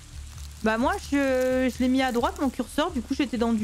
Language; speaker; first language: French; native; French